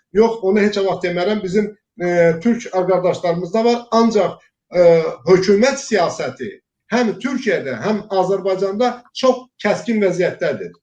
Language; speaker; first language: Azerbaijani; non-native, local second language; Talysh